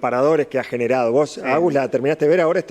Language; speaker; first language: Spanish; native; Spanish